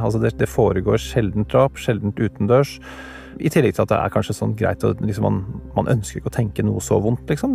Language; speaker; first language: Norwegian; native; Norwegian